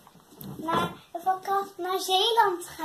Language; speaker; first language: Dutch; early bilingual, other home language; Indonesian